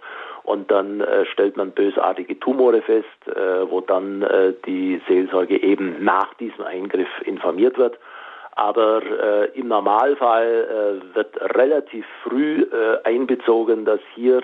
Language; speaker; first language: German; native; German